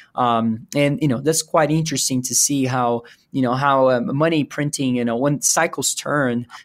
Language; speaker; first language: English; non-native, fluent; Portuguese